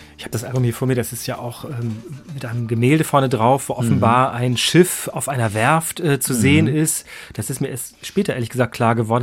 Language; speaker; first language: German; native; German